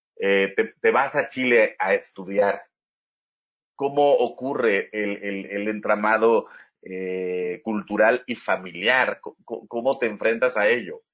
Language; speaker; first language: Spanish; native; Spanish